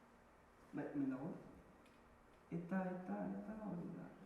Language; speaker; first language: Basque; early bilingual, other home language; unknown